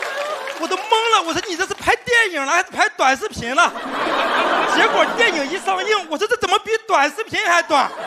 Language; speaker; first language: Chinese; native; Chinese